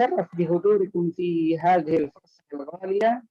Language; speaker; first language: Arabic; non-native, fluent; Indonesian